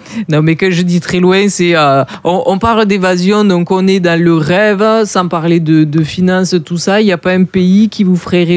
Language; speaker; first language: French; native; French